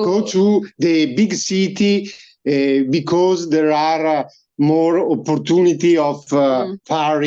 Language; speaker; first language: English; non-native, learner; Italian